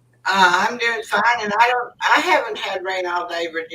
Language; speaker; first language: English; native; English